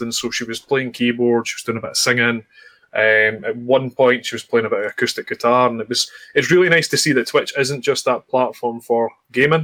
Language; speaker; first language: English; native; English